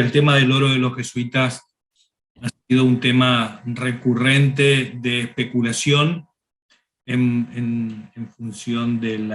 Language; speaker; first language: Spanish; native; Spanish